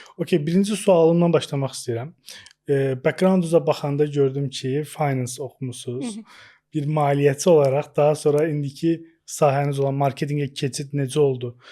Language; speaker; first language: Azerbaijani; native; Azerbaijani